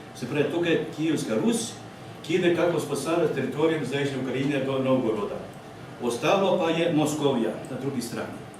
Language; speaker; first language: Slovenian; non-native, fluent; Ukrainian